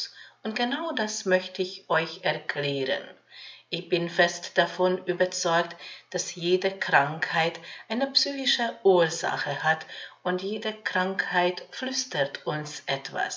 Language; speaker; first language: German; non-native, fluent; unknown